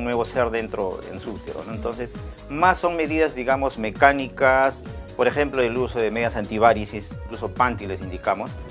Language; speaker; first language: Spanish; native; Spanish